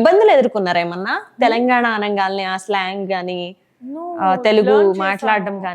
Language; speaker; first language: Telugu; native; Telugu